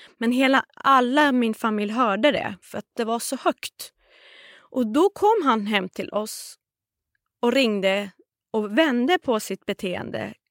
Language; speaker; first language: Swedish; non-native, fluent; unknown